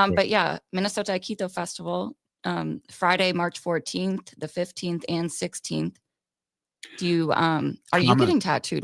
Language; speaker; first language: English; native; English